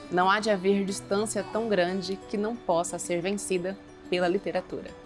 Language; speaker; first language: Portuguese; native; Portuguese